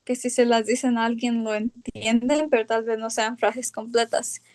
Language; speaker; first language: Spanish; early bilingual, heritage; Spanish